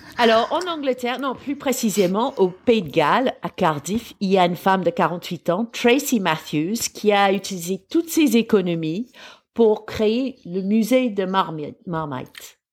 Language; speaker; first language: French; non-native, fluent; English